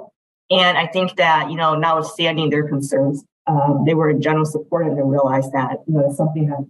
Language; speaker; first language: English; native; English